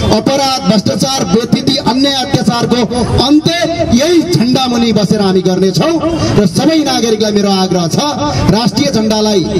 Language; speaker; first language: Nepali; native; Nepali